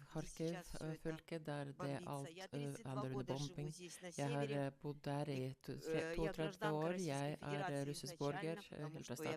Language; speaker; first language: Norwegian; non-native, learner; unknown